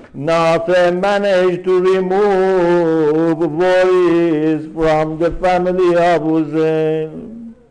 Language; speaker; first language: English; non-native, fluent; Persian